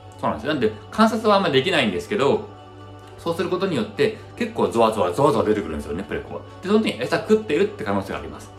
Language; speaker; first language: Japanese; early bilingual, heritage; Japanese